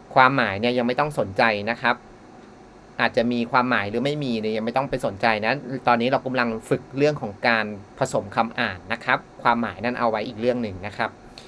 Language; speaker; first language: Thai; native; Thai